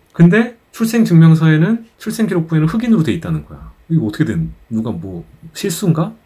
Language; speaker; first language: Korean; native; Korean